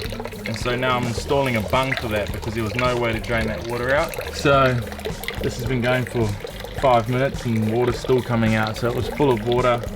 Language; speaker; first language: English; native; English